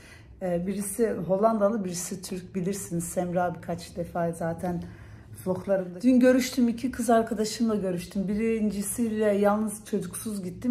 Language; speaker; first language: Turkish; early bilingual, heritage; Turkish